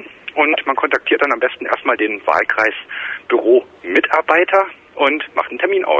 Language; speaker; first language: German; native; German